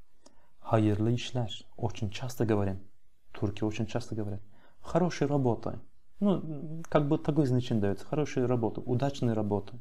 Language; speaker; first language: Russian; non-native, fluent; Turkish